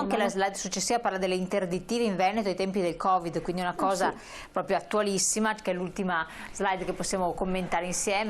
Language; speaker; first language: Italian; native; Italian